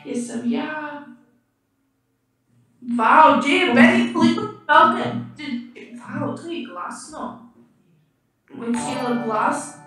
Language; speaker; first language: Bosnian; early bilingual, heritage; English